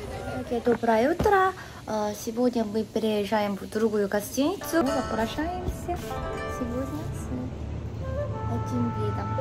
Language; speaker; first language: Russian; non-native, fluent; Korean